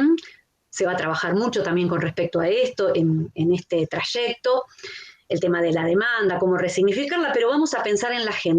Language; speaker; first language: Spanish; native; Spanish